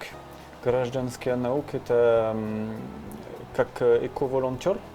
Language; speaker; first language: Russian; non-native, learner; French